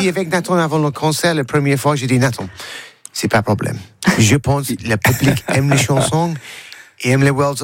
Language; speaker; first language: French; non-native, learner; English